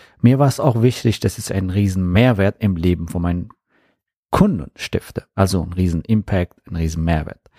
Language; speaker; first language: German; non-native, fluent; Persian